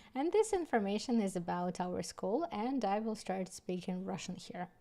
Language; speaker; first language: English; non-native, fluent; Russian